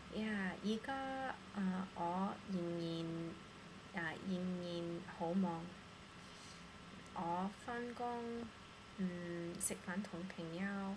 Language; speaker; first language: Chinese; non-native, learner; English